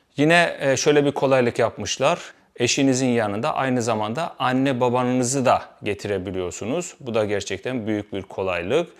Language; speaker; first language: Turkish; native; Turkish